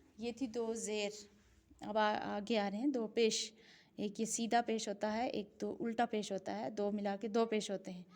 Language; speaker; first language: Urdu; native; Urdu